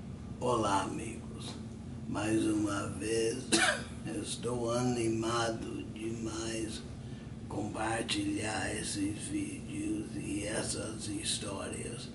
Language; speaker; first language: Portuguese; non-native, fluent; English